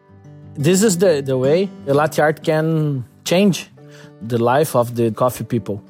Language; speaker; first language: English; non-native, learner; Portuguese